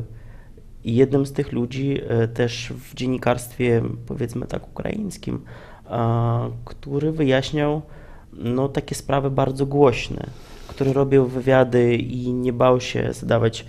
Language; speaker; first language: Polish; non-native, fluent; Ukrainian